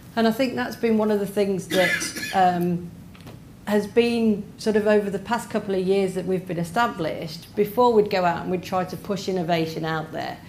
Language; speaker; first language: English; native; English